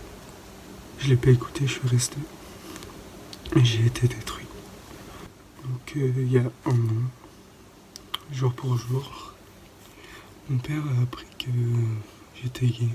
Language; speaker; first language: French; native; French